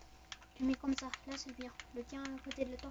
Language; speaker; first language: French; native; French